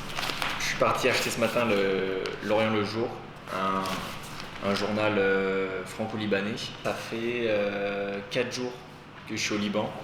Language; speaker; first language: French; native; French